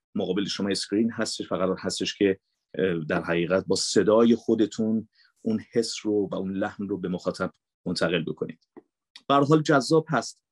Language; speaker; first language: Persian; native; Persian